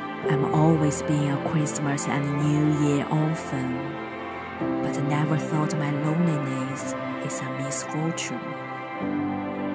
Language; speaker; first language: English; non-native, fluent; Chinese